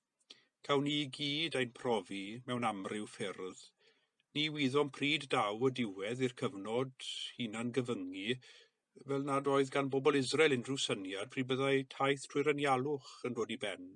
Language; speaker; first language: Welsh; native; Welsh